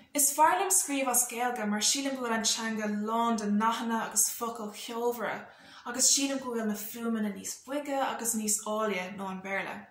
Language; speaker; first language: Irish; non-native, local second language; English